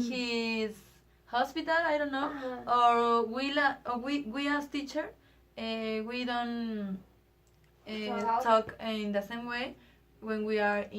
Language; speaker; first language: English; non-native, learner; Spanish